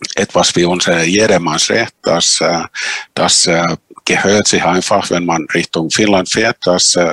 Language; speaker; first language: German; non-native, fluent; Finnish